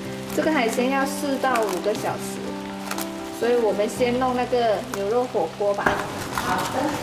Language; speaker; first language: Chinese; non-native, local second language; Cantonese